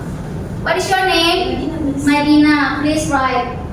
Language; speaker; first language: English; non-native, fluent; Indonesian